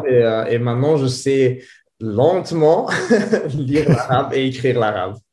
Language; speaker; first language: French; native; French